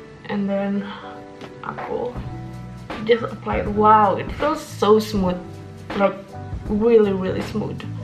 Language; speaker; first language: English; non-native, fluent; Indonesian